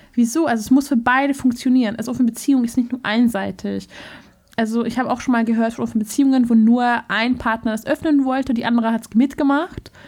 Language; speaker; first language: German; non-native, fluent; Hungarian